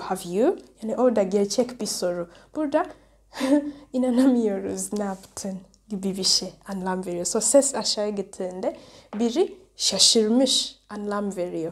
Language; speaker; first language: Turkish; non-native, learner; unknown